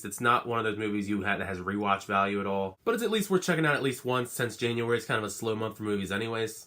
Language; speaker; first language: English; native; English